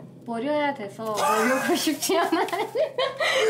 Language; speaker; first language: Korean; non-native, learner; Persian